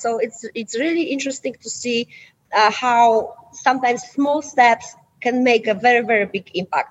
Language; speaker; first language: English; non-native, fluent; Polish